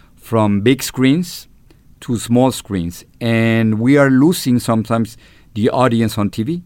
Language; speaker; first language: English; non-native, fluent; Spanish